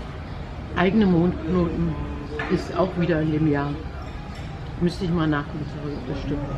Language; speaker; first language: German; native; German